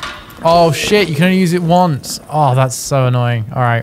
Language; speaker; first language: English; native; English